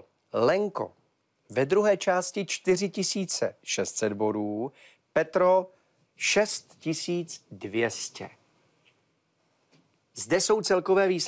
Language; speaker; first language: Czech; native; Czech